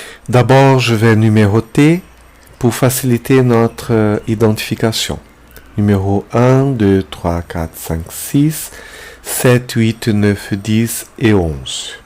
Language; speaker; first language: French; non-native, fluent; Portuguese